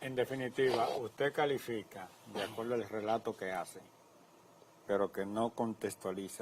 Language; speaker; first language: Spanish; native; Spanish